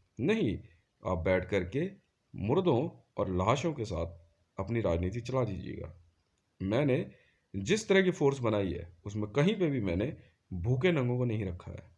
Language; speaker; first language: Hindi; native; Hindi